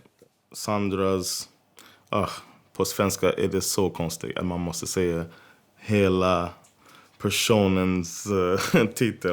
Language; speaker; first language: Swedish; non-native, fluent; English